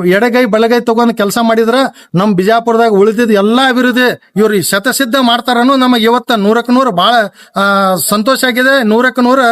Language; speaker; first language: Kannada; non-native, local second language; Lambadi